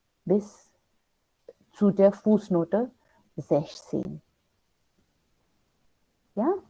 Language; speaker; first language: German; non-native, fluent; Hindi